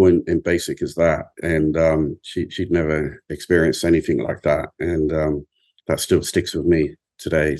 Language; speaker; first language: English; native; English